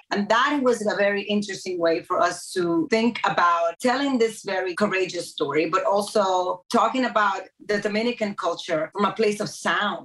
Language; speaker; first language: English; early bilingual, other home language; Spanish